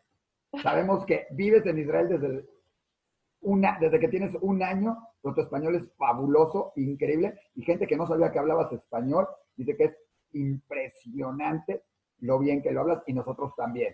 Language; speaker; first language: Spanish; native; Spanish